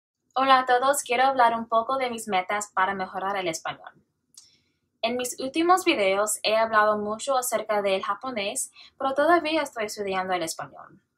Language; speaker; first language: Spanish; non-native, learner; English